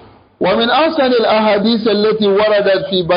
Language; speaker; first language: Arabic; non-native, fluent; French